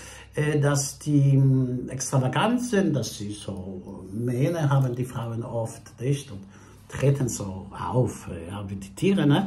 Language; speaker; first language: German; non-native, fluent; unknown